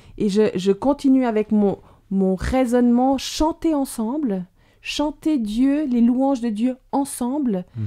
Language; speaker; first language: French; native; French